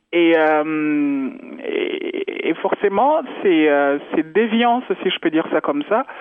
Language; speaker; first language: French; non-native, local second language; Kinyarwanda